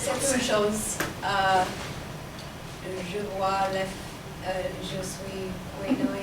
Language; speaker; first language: French; non-native, learner; English